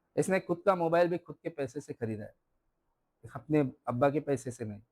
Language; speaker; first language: Hindi; non-native, local second language; Marathi